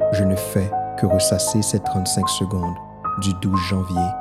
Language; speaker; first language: French; non-native, local second language; Haitian Creole